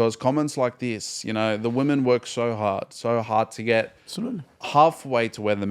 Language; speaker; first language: English; native; English